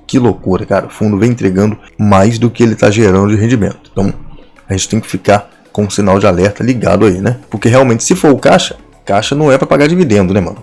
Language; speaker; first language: Portuguese; native; Portuguese